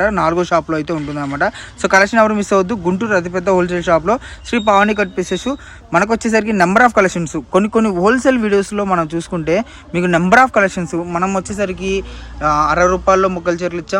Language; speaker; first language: Telugu; native; Telugu